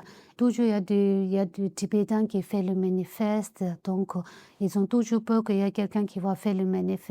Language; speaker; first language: French; non-native, learner; Tibetan